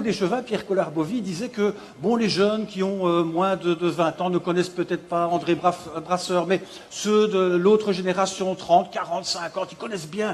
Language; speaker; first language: French; native; French